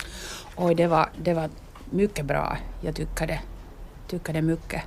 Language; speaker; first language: Swedish; non-native, learner; Finnish